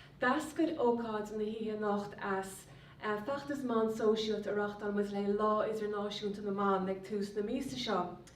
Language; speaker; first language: Irish; native; Irish